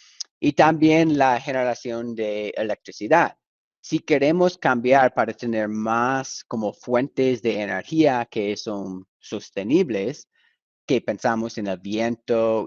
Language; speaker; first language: Spanish; non-native, fluent; English